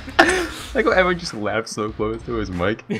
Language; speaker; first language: English; native; English